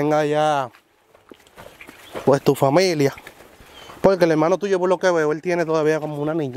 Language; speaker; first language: Spanish; native; Spanish